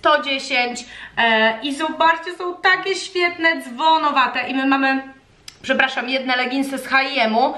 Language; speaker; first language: Polish; native; Polish